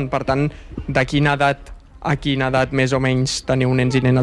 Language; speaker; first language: Catalan; native; Catalan